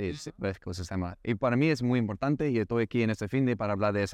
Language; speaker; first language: Spanish; non-native, learner; English